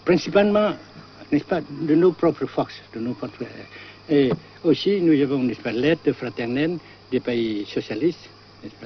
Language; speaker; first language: French; non-native, local second language; Vietnamese